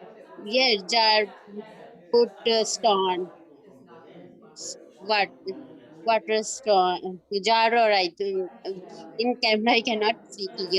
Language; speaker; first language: English; non-native, learner; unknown